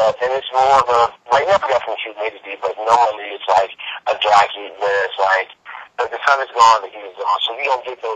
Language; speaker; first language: English; native; English